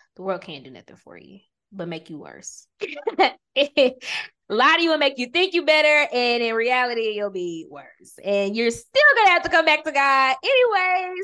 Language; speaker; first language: English; native; English